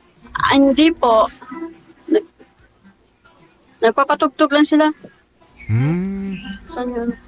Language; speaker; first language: Filipino; non-native, local second language; Hiligaynon